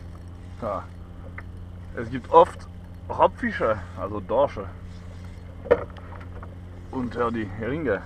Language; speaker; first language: German; non-native, learner; French